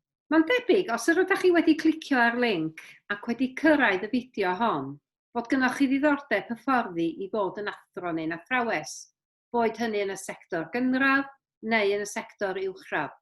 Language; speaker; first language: Welsh; native; Welsh